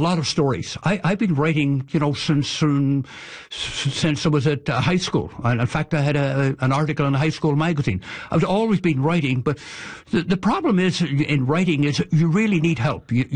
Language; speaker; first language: English; native; English